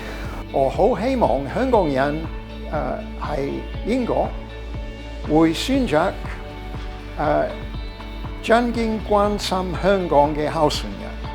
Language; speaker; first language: Cantonese; non-native, learner; English